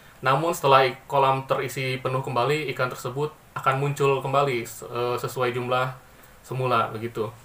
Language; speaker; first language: Indonesian; non-native, local second language; Sundanese